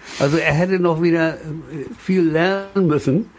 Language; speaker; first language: German; native; German